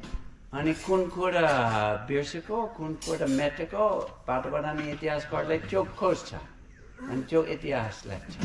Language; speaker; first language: Nepali; non-native, fluent; English